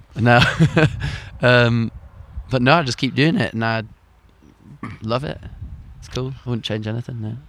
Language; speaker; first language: English; native; English